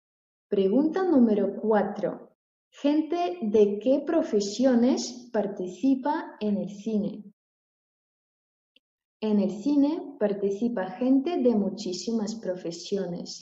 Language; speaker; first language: Spanish; non-native, fluent; Russian